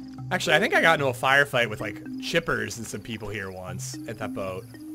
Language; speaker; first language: English; native; English